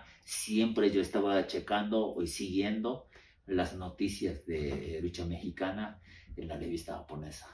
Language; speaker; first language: Spanish; non-native, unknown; Japanese